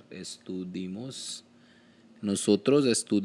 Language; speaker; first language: Spanish; non-native, learner; Hindi